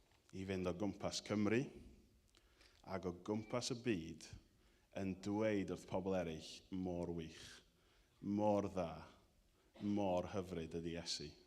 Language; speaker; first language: Welsh; native; Welsh